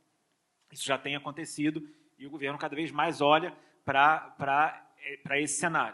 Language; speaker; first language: Portuguese; native; Portuguese